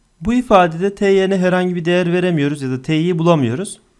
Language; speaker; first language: Turkish; native; Turkish